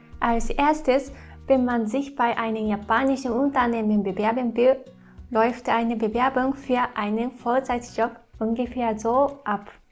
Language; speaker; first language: German; non-native, fluent; Japanese